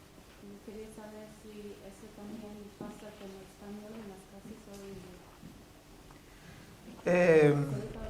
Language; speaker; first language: Spanish; non-native, fluent; English